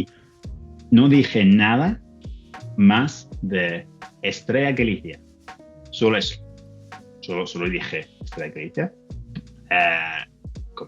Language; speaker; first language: Spanish; non-native, learner; English